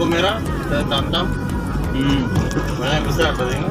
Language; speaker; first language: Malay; non-native, learner; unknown